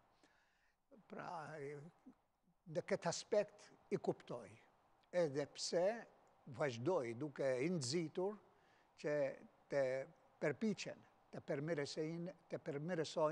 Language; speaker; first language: Albanian; non-native, fluent; Maltese